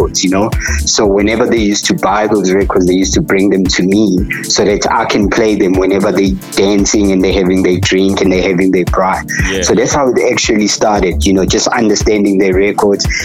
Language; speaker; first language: English; non-native, local second language; Zulu